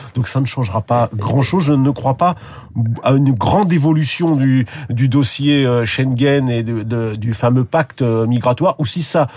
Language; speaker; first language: French; native; French